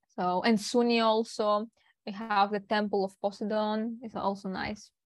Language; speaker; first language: English; non-native, learner; Greek